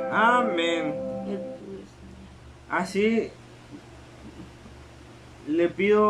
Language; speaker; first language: Spanish; native; Spanish